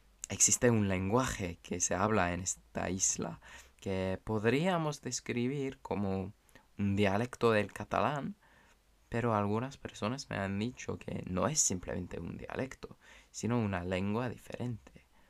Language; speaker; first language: Spanish; non-native, fluent; English